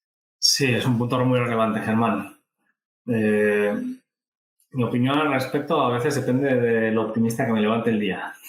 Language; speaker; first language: Spanish; native; Spanish